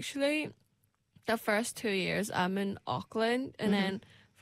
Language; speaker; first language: English; non-native, local second language; Cantonese